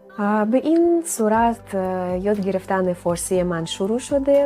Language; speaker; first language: Persian; non-native, fluent; Russian